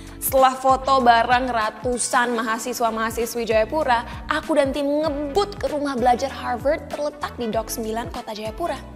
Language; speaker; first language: Indonesian; non-native, local second language; English